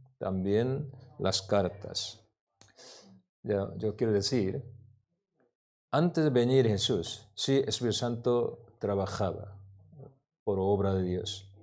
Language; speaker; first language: Spanish; non-native, learner; Korean